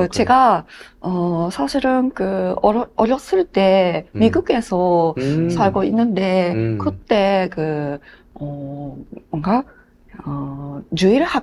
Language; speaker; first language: Korean; non-native, learner; Japanese